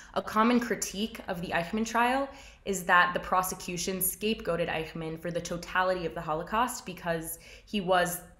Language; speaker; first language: English; native; English